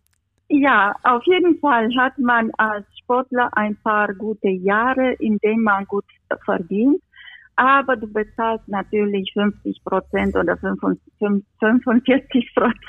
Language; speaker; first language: German; non-native, fluent; Romanian